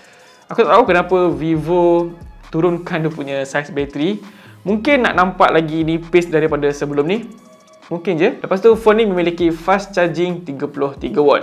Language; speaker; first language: Malay; native; Malay